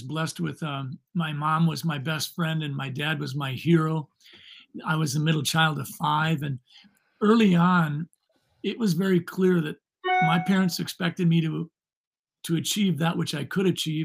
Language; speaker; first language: English; native; English